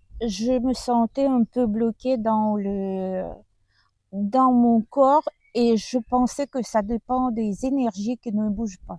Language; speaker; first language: French; non-native, learner; Russian